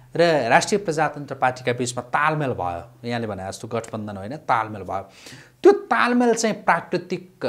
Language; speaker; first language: Nepali; native; Nepali